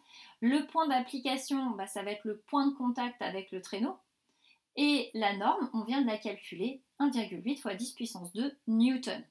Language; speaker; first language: French; native; French